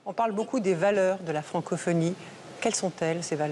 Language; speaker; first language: French; native; French